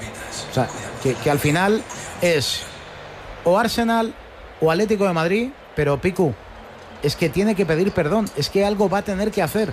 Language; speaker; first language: Spanish; native; Spanish